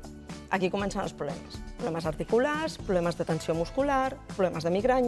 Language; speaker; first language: Catalan; native; Catalan